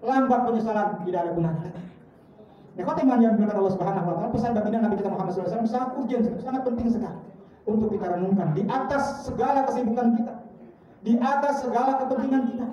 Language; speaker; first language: Indonesian; native; Indonesian